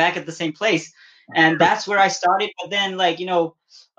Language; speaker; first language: English; non-native, local second language; Balti